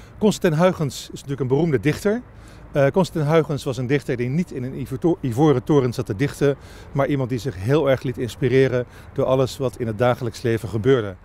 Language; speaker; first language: Dutch; native; Dutch